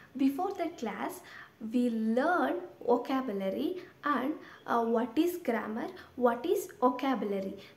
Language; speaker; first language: English; non-native, local second language; Kannada